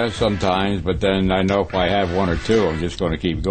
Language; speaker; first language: English; native; English